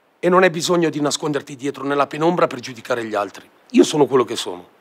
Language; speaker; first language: Italian; native; Italian